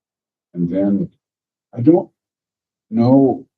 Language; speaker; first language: English; native; English